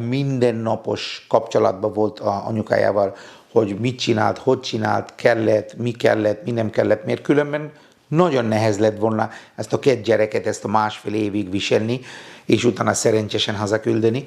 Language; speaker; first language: Hungarian; non-native, fluent; Bangla